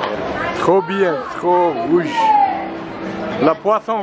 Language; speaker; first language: French; non-native, learner; English